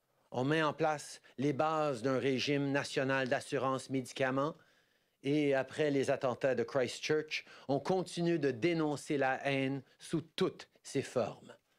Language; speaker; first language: French; native; French